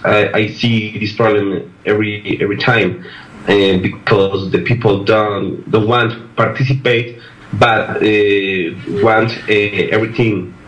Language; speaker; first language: English; non-native, learner; Spanish